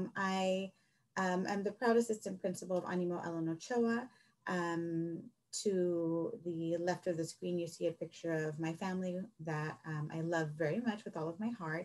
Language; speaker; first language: English; early bilingual, other home language; Spanish